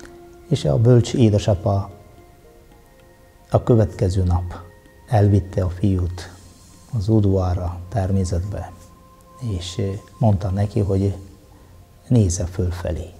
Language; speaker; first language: Hungarian; non-native, fluent; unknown